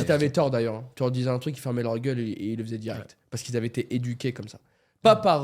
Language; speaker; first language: French; native; French